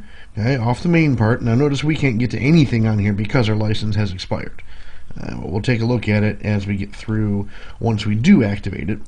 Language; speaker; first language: English; native; English